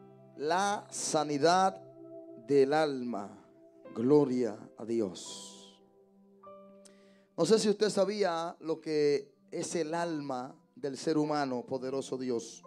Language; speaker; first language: Spanish; native; Spanish